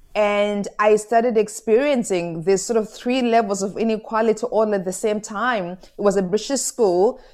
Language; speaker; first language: English; non-native, local second language; Shona